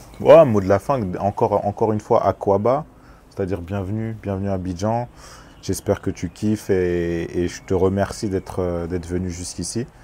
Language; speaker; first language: French; early bilingual, other home language; Lingala